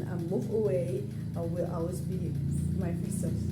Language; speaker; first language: English; non-native, learner; Indonesian